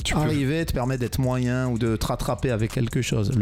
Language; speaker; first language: French; native; French